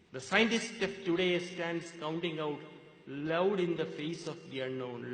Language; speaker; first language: English; non-native, local second language; Malayalam